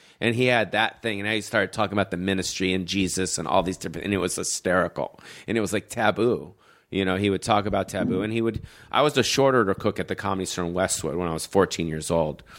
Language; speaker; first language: English; native; English